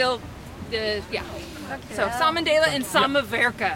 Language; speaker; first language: Dutch; non-native, learner; English